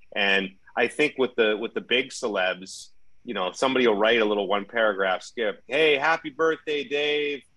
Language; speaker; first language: English; native; English